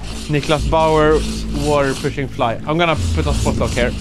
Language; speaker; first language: English; non-native, fluent; Swedish